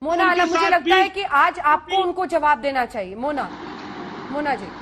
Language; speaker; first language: Hindi; native; Hindi